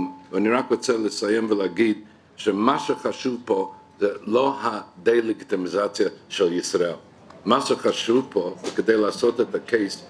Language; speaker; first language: Hebrew; non-native, fluent; English